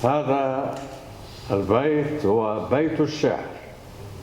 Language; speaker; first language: Arabic; native; Arabic